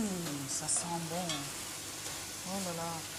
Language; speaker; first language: French; non-native, learner; German